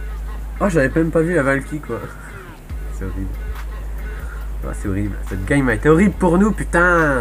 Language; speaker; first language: French; native; French